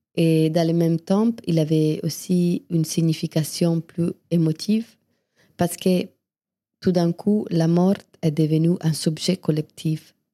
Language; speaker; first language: French; non-native, fluent; Italian